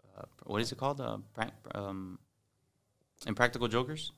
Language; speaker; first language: English; early bilingual, other home language; Spanish